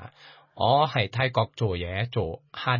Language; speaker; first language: Cantonese; non-native, fluent; Thai